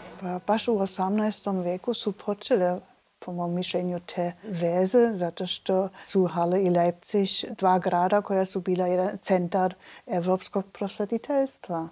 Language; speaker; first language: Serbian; non-native, fluent; German